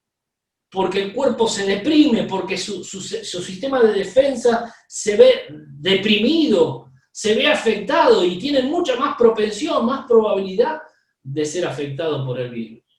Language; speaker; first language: Spanish; native; Spanish